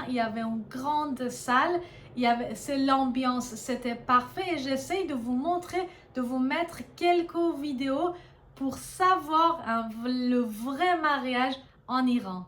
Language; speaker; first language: French; non-native, fluent; Persian